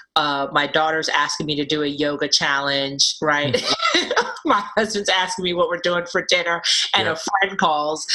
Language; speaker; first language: English; native; English